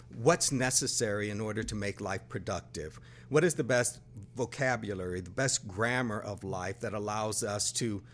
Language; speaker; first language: English; native; English